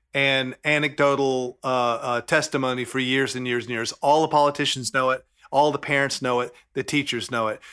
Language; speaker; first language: English; native; English